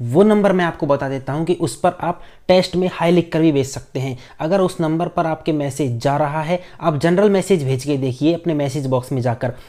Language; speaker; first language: Hindi; native; Hindi